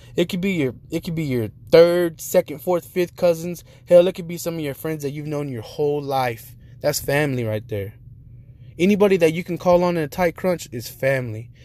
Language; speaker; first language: English; native; English